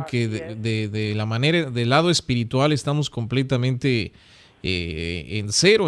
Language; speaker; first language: Spanish; native; Spanish